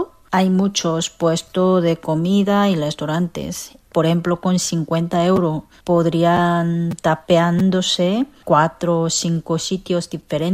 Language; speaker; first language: Spanish; non-native, learner; Korean